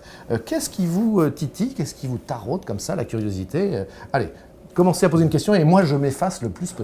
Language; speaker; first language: French; native; French